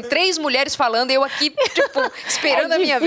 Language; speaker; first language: Portuguese; native; Portuguese